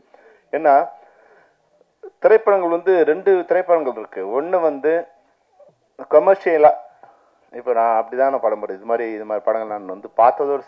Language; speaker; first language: Tamil; native; Tamil